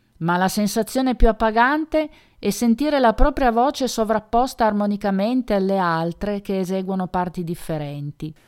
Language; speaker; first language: Italian; native; Italian